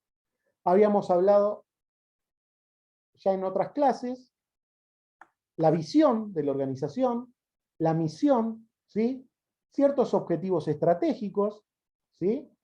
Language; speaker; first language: Spanish; native; Spanish